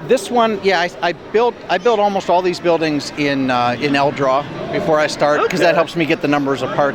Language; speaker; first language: English; native; English